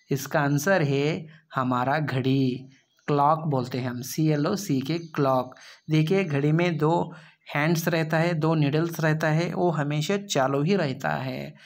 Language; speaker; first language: Hindi; non-native, local second language; Kannada